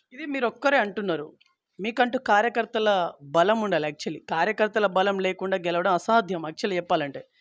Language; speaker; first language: Telugu; native; Telugu